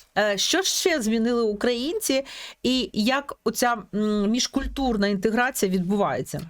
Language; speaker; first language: Ukrainian; native; Ukrainian